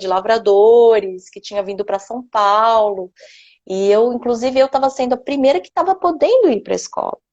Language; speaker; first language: Portuguese; non-native, local second language; Japanese